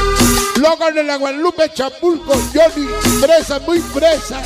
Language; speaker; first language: Spanish; native; Spanish